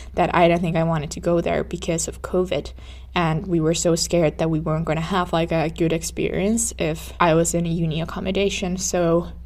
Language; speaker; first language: English; non-native, fluent; Finnish